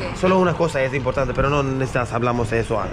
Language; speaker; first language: Spanish; non-native, learner; Swedish